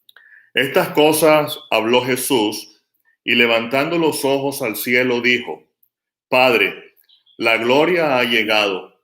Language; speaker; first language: Spanish; native; Spanish